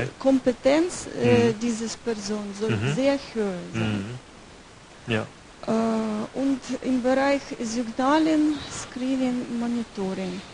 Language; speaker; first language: German; non-native, learner; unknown